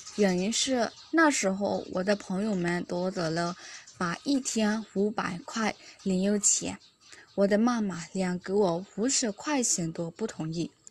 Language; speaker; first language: Chinese; non-native, learner; Burmese